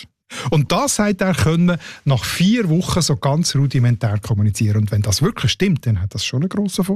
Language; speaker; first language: German; native; German